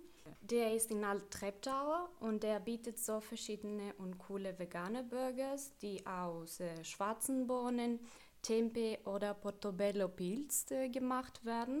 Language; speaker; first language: German; non-native, fluent; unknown